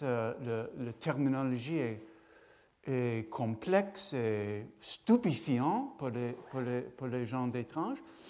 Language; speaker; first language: French; non-native, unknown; English